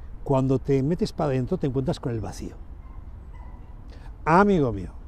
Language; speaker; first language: Spanish; native; Spanish